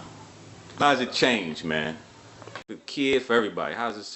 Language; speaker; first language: English; native; English